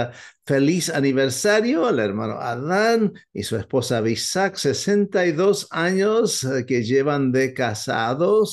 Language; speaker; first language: Spanish; non-native, fluent; English